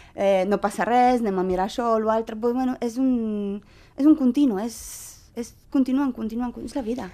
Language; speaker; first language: Catalan; non-native, fluent; Romanian